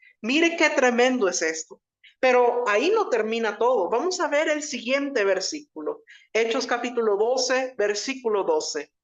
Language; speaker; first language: Spanish; native; Spanish